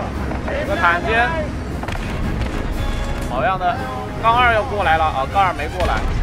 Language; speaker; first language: Chinese; native; Chinese